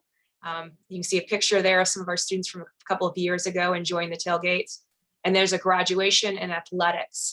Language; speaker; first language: English; native; English